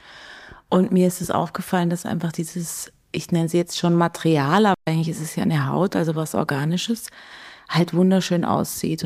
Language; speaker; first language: German; native; German